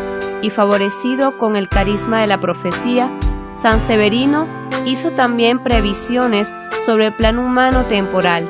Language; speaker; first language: Spanish; native; Spanish